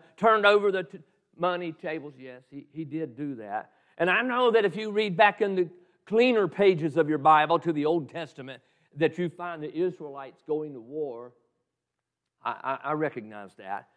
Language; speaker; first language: English; native; English